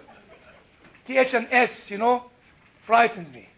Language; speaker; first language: English; non-native, fluent; Arabic